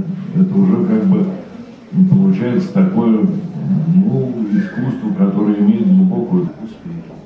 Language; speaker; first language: Russian; native; Russian